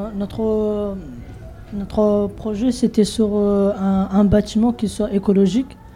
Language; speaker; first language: French; non-native, learner; Bangla